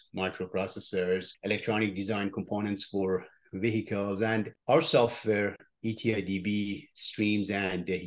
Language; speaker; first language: English; non-native, fluent; Persian